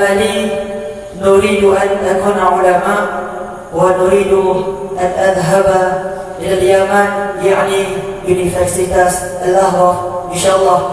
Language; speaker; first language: Arabic; non-native, learner; Achinese